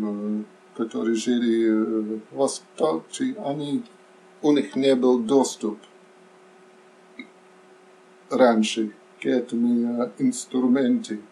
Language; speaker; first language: Russian; non-native, fluent; English